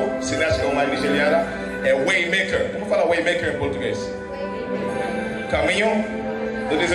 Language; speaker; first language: Portuguese; non-native, learner; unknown